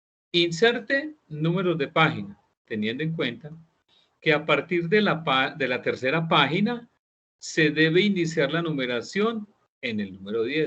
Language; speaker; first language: Spanish; native; Spanish